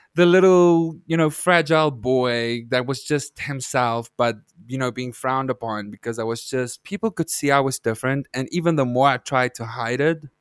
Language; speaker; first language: English; non-native, local second language; Afrikaans